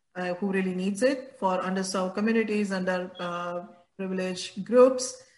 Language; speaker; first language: English; non-native, local second language; Gujarati